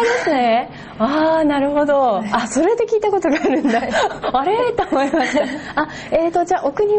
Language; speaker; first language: Japanese; native; Japanese